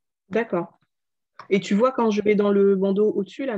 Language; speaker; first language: French; native; French